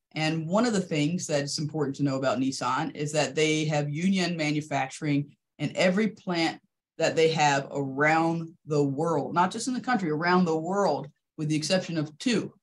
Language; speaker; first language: English; native; English